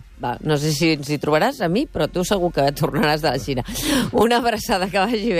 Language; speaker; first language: Catalan; native; Catalan